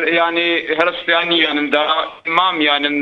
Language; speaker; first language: Turkish; non-native, local second language; Kurdish